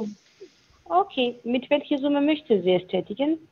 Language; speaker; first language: German; non-native, learner; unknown